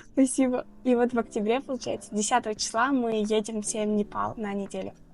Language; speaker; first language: Russian; non-native, local second language; Tajik